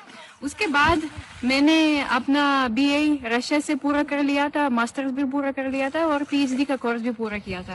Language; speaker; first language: Hindi; non-native, fluent; Russian